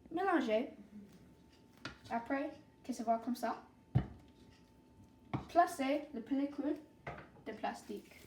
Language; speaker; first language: French; non-native, learner; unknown